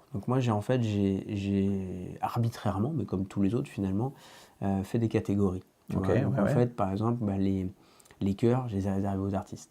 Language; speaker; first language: French; native; French